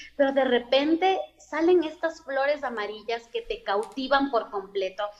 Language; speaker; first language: Spanish; native; Spanish